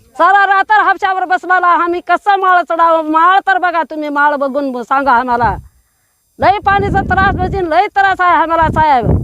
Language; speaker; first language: Marathi; non-native, local second language; Lambadi